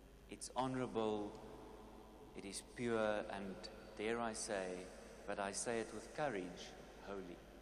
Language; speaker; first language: English; non-native, local second language; Afrikaans